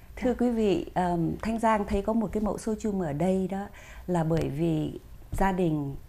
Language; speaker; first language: Vietnamese; native; Vietnamese